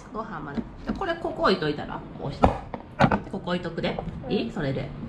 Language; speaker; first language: Japanese; native; Japanese